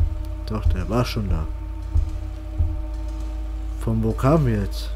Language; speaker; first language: German; native; German